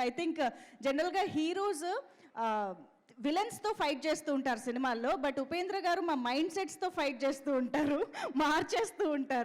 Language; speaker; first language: Telugu; native; Telugu